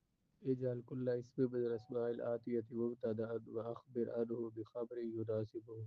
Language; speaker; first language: Arabic; non-native, fluent; Urdu